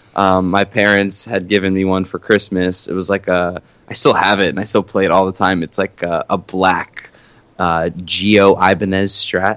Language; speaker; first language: English; native; English